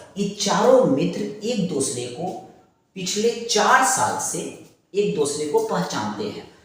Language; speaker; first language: Hindi; native; Hindi